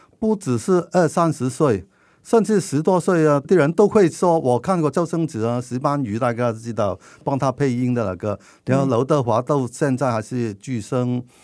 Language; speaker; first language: Chinese; non-native, local second language; Cantonese